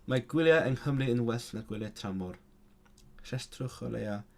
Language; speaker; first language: Welsh; non-native, learner; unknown